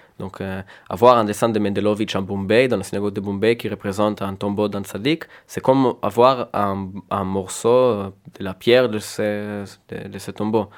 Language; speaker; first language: French; non-native, fluent; Hebrew